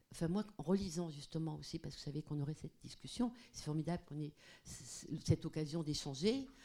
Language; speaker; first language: French; non-native, fluent; Portuguese